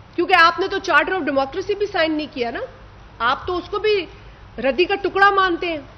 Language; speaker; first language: Urdu; non-native, local second language; Sindhi